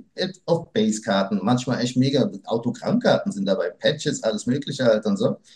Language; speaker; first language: German; early bilingual, other home language; Portuguese